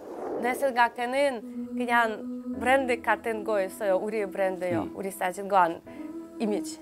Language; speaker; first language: Korean; non-native, learner; Russian